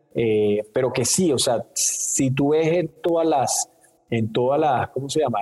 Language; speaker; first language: Spanish; native; Spanish